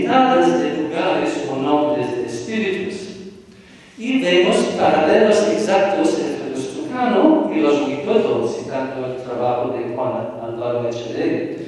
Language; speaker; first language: Spanish; non-native, fluent; English